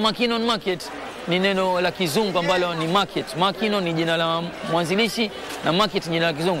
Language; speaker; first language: Swahili; native; Swahili